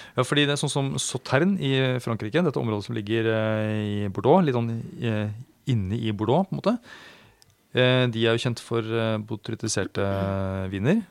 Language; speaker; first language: Norwegian; native; Norwegian